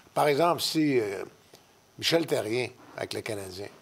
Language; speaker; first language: French; native; French